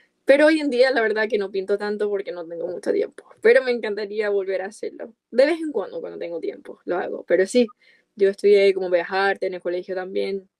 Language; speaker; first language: Spanish; non-native, fluent; English